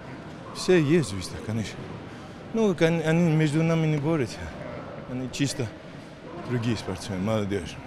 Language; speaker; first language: Russian; non-native, fluent; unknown